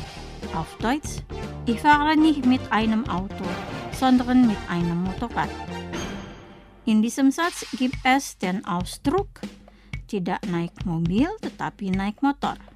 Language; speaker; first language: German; non-native, fluent; Indonesian